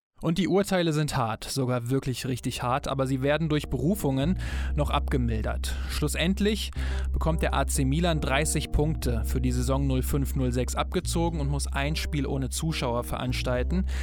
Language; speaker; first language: German; native; German